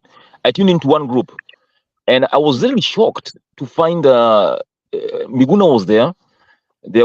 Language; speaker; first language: English; non-native, local second language; Swahili